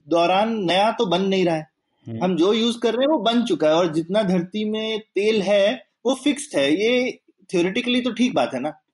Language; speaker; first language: Hindi; native; Hindi